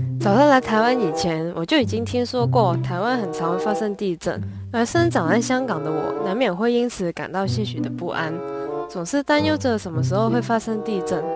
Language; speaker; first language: Chinese; non-native, local second language; Cantonese